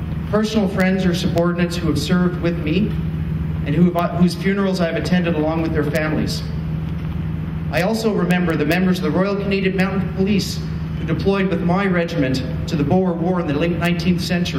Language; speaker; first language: English; native; English